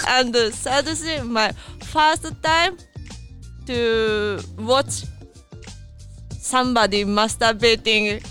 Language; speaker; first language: English; non-native, learner; Japanese